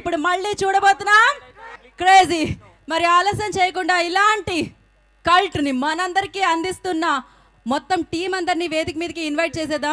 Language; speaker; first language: Telugu; native; Telugu